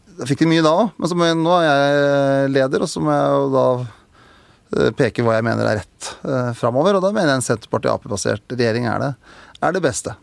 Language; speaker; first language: Norwegian; native; Norwegian